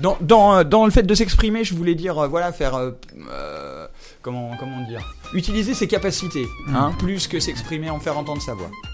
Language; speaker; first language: French; native; French